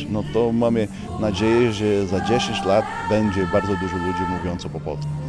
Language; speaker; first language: Polish; non-native, learner; Portuguese